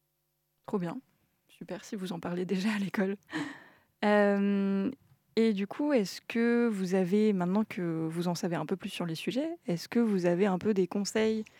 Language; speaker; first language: French; native; French